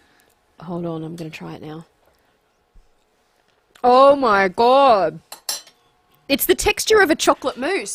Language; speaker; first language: English; native; English